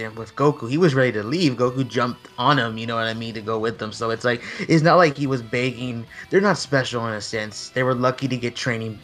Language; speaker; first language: English; native; English